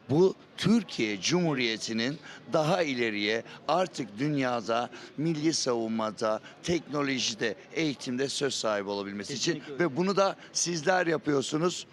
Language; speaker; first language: Turkish; native; Turkish